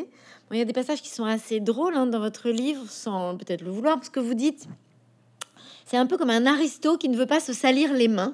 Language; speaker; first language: French; native; French